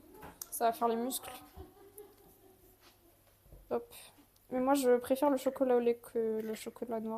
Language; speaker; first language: French; native; French